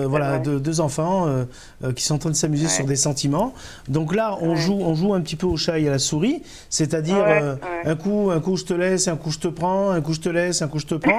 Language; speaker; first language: French; native; French